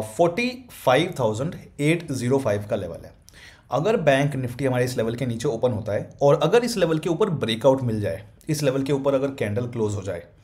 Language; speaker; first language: Hindi; native; Hindi